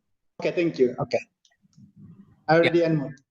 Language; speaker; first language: English; non-native, learner; Indonesian